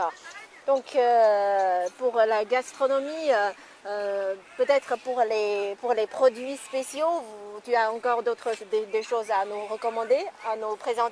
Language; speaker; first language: French; non-native, fluent; Chinese